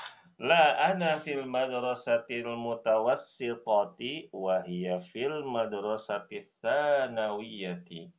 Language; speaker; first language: Arabic; non-native, fluent; Indonesian